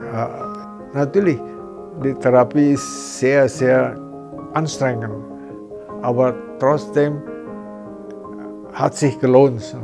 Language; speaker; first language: German; non-native, fluent; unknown